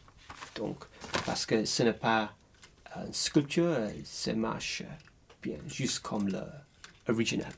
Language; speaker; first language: French; non-native, learner; English